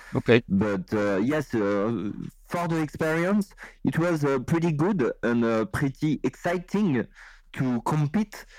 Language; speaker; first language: English; non-native, learner; French